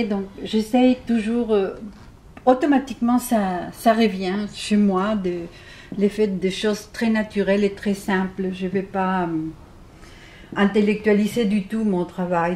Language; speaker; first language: French; non-native, fluent; Spanish